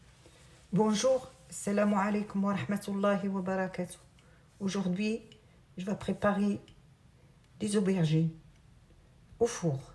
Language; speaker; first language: French; non-native, local second language; Arabic